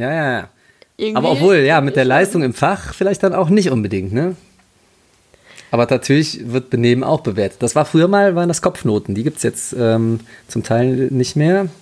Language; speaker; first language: German; native; German